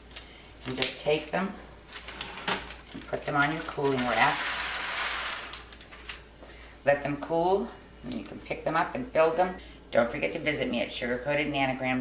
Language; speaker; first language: English; native; English